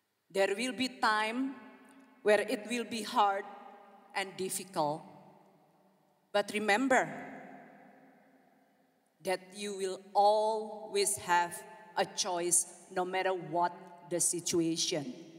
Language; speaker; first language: English; non-native, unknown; Indonesian